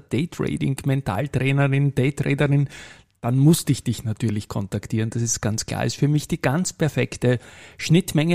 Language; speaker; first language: German; native; German